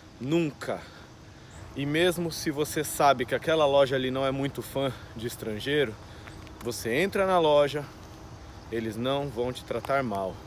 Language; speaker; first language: Portuguese; native; Portuguese